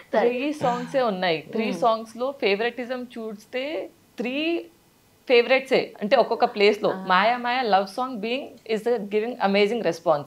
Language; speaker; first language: Telugu; non-native, local second language; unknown